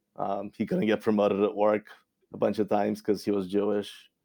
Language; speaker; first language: English; early bilingual, other home language; Romanian